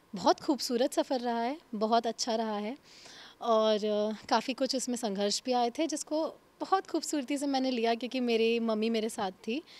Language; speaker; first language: Hindi; native; Hindi